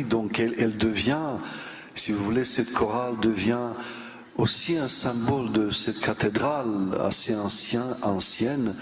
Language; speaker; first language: French; non-native, fluent; Romanian